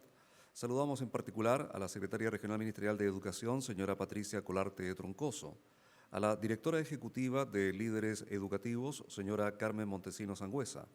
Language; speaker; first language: Spanish; native; Spanish